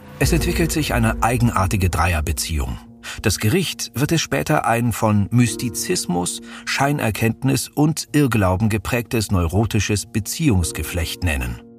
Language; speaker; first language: German; native; German